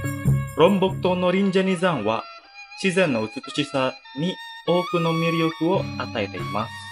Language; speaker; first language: Japanese; non-native, fluent; Indonesian